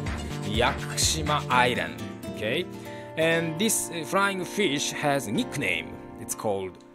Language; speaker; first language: English; non-native, learner; Japanese